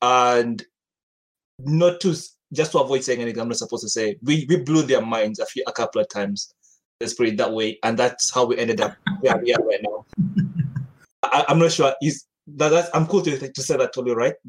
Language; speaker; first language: English; non-native, local second language; Ganda